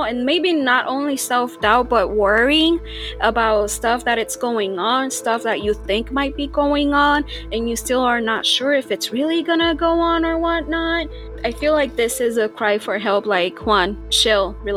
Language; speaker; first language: English; non-native, fluent; Spanish